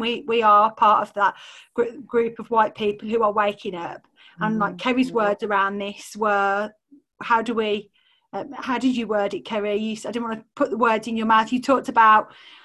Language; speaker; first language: English; native; English